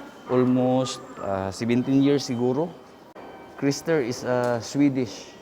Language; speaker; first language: English; non-native, local second language; Cebuano